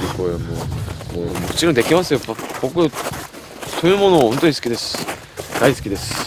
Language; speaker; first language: Japanese; non-native, fluent; Korean